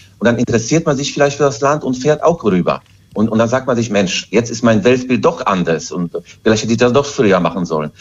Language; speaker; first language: German; early bilingual, other home language; Polish